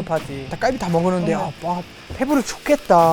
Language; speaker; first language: Korean; non-native, fluent; German